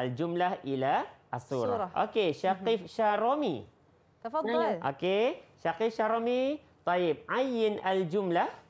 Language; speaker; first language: Arabic; non-native, fluent; Malay